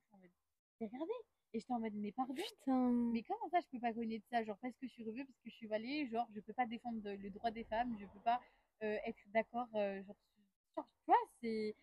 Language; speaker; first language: French; native; French